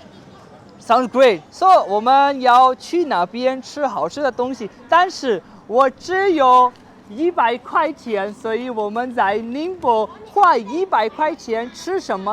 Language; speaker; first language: Chinese; non-native, fluent; Urdu